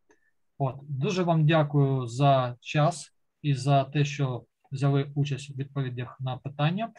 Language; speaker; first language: Ukrainian; native; Ukrainian